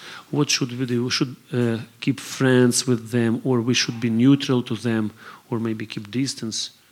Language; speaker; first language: English; non-native, fluent; Russian